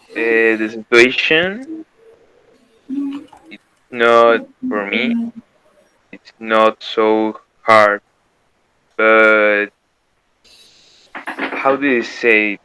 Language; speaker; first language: English; non-native, learner; Spanish